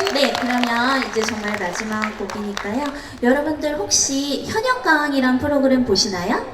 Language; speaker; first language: Korean; native; Korean